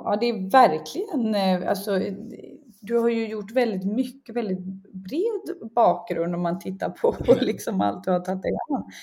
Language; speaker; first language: Swedish; early bilingual, other home language; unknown